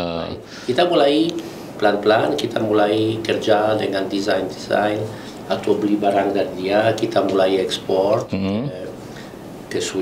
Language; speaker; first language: Indonesian; non-native, learner; Italian